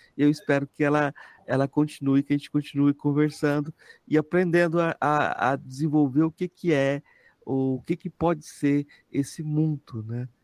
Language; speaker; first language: Portuguese; native; Portuguese